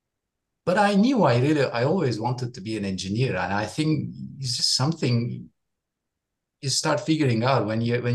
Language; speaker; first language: English; non-native, fluent; Turkish